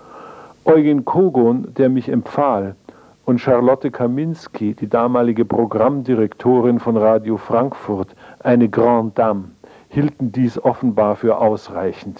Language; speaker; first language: German; native; German